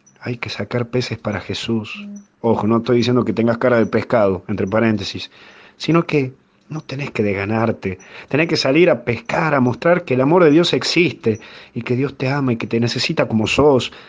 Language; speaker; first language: Spanish; native; Spanish